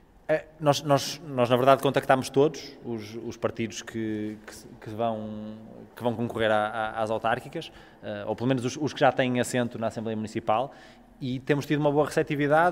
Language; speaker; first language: Portuguese; native; Portuguese